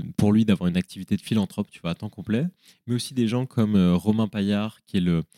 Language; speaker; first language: French; native; French